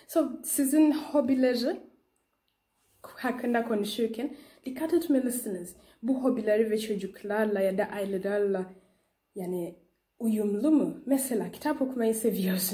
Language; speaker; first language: Turkish; non-native, learner; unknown